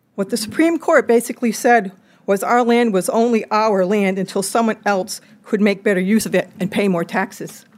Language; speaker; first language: English; native; English